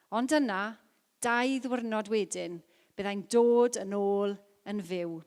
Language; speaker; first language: Welsh; non-native, local second language; English